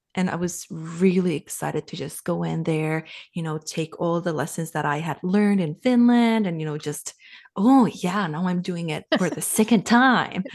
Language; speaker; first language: English; non-native, fluent; Finnish